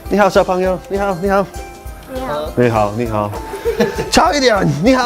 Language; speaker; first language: Chinese; non-native, learner; English